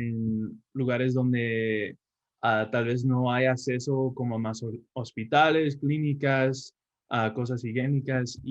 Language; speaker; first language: Spanish; early bilingual, heritage; Spanish